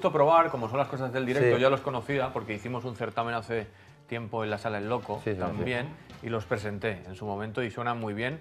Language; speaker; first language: Spanish; native; Spanish